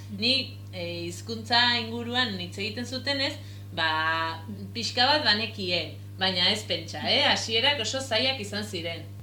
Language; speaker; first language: Basque; non-native, local second language; Spanish